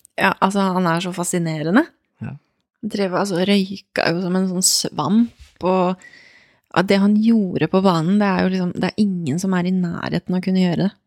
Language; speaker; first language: Norwegian; early bilingual, other home language; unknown